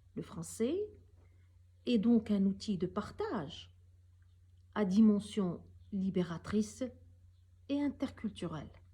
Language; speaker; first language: French; non-native, local second language; Arabic